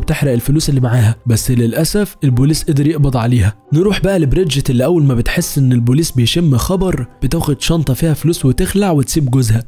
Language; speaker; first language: Arabic; native; Arabic